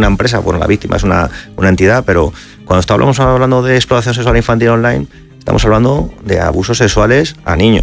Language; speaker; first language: Spanish; native; Spanish